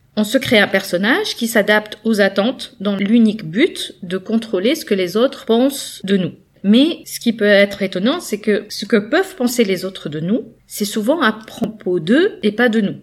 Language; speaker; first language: French; native; French